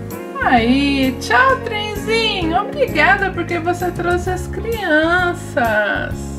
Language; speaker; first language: Portuguese; native; Portuguese